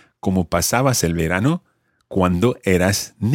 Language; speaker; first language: Spanish; non-native, fluent; English